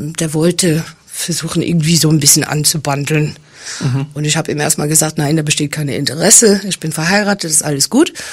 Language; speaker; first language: German; early bilingual, other home language; English